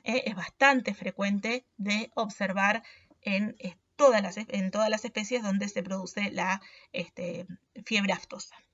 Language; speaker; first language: Spanish; native; Spanish